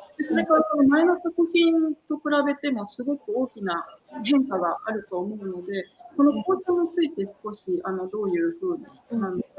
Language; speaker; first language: Japanese; native; Japanese